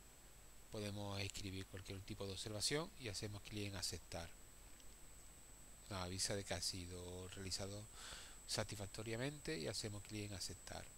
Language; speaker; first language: Spanish; native; Spanish